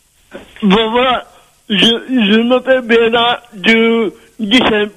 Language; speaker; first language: French; non-native, local second language; Réunion Creole French